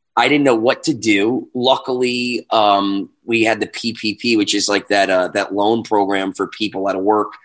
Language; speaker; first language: English; native; English